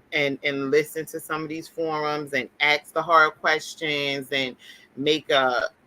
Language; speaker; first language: English; native; English